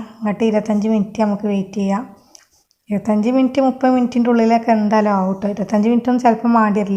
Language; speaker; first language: Malayalam; native; Malayalam